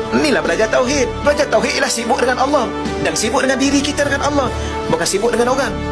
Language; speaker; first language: Malay; native; Malay